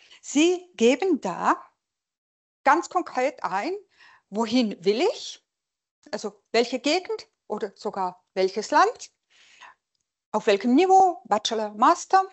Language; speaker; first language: German; non-native, local second language; French